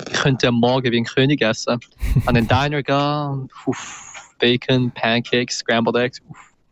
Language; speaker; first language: German; native; German